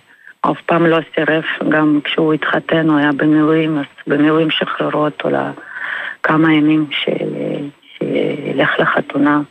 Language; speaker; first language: Hebrew; non-native, fluent; Russian